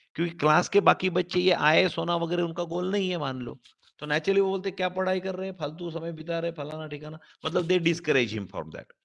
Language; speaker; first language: Hindi; non-native, local second language; Marathi